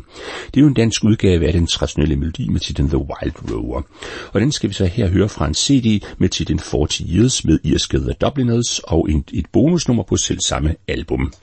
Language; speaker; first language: Danish; native; Danish